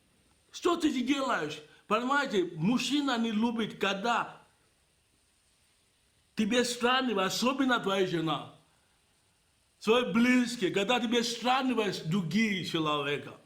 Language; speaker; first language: Russian; non-native, fluent; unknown